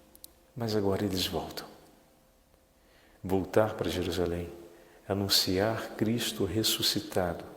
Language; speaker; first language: Portuguese; native; Portuguese